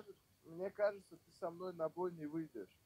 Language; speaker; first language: Russian; non-native, local second language; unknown